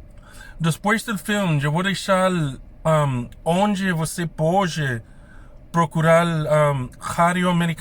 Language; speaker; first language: Portuguese; non-native, fluent; English